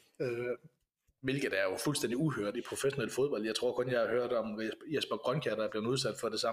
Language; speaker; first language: Danish; native; Danish